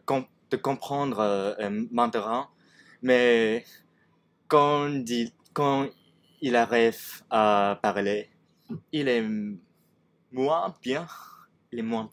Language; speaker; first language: French; non-native, learner; Cantonese